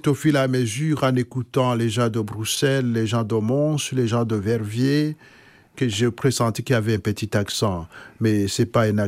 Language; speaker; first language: French; non-native, local second language; Kinyarwanda